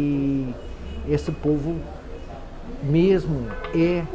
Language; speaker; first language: Portuguese; non-native, fluent; Dutch